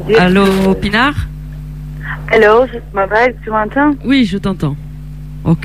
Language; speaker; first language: French; non-native, learner; Italian